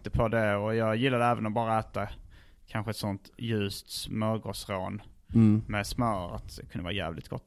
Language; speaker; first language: Swedish; native; Swedish